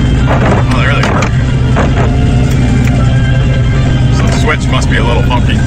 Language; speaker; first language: English; native; English